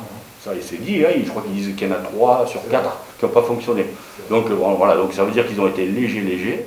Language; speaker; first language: French; native; French